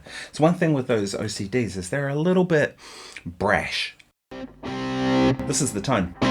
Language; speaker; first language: English; native; English